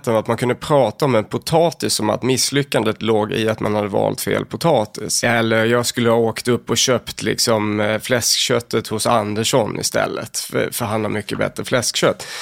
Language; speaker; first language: Swedish; native; Swedish